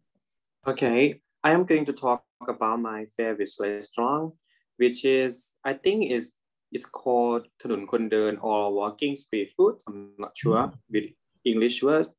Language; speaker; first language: English; non-native, learner; Thai